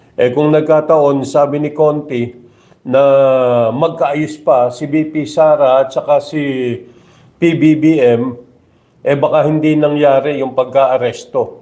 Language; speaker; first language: Filipino; native; Filipino